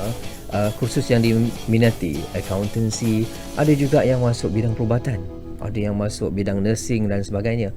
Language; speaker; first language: Malay; native; Malay